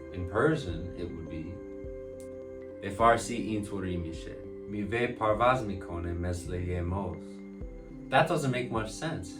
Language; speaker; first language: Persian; non-native, learner; English